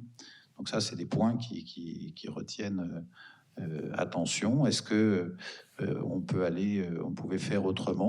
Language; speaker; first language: French; native; French